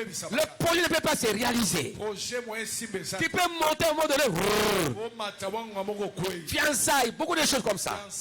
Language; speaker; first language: French; non-native, local second language; Lingala